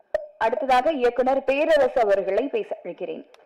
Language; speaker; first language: Tamil; native; Tamil